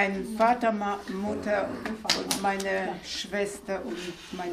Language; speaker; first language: German; non-native, fluent; Slovenian